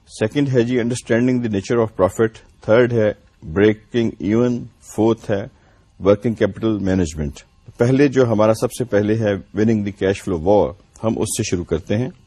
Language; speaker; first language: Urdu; non-native, local second language; Punjabi